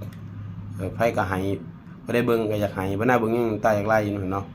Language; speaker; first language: Thai; non-native, local second language; Northeastern Thai